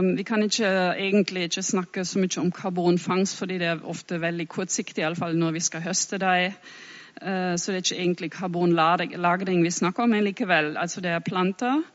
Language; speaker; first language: Norwegian; non-native, fluent; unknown